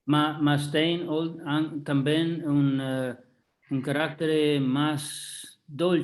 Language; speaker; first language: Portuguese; non-native, learner; Italian